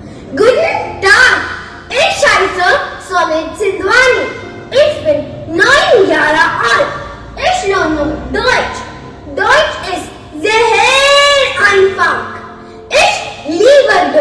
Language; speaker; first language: German; non-native, learner; Hindi